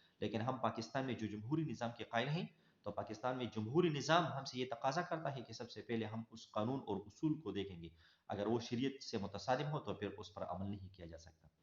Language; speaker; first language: Urdu; non-native, local second language; Pashto